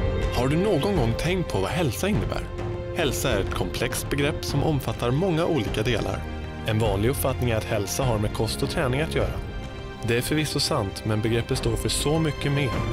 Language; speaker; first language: Swedish; native; Swedish